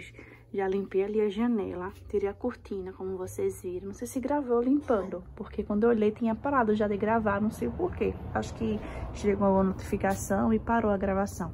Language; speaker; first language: Portuguese; native; Portuguese